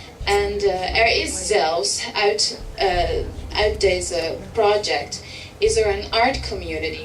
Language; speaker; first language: Dutch; early bilingual, heritage; English